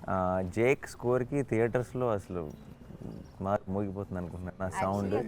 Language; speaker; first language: Telugu; native; Telugu